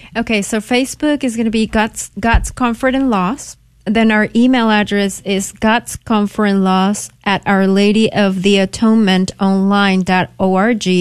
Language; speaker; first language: English; non-native, fluent; Spanish